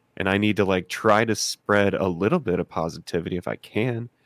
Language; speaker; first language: English; native; English